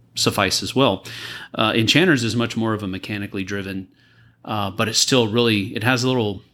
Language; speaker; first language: English; native; English